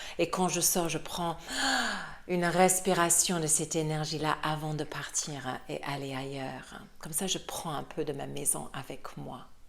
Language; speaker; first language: French; non-native, fluent; English